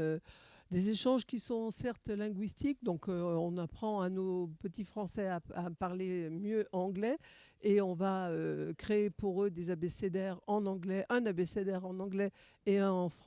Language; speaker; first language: French; native; French